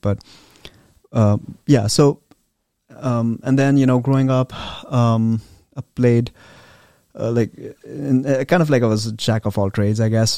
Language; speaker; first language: English; non-native, local second language; Hindi